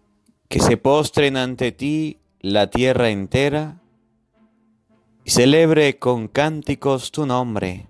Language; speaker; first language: Spanish; native; Spanish